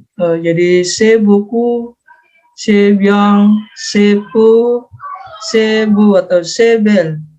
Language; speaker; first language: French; non-native, learner; Indonesian